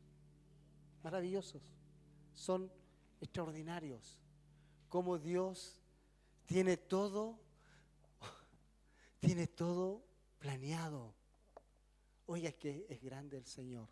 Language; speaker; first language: Spanish; native; Spanish